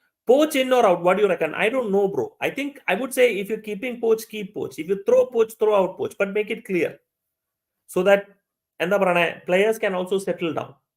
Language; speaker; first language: English; non-native, local second language; Malayalam